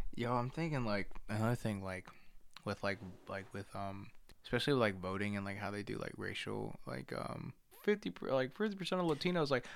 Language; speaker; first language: English; early bilingual, other home language; Spanish